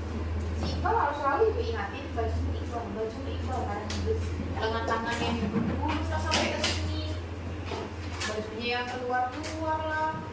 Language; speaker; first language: Indonesian; native; Indonesian